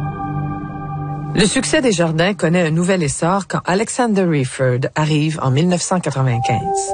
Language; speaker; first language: French; native; French